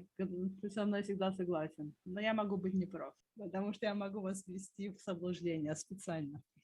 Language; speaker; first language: Russian; native; Russian